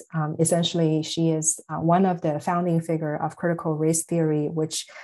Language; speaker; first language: English; non-native, fluent; Chinese